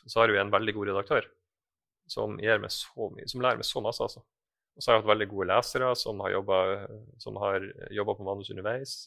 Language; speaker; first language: Norwegian; native; Norwegian